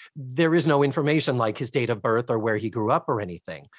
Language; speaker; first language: English; native; English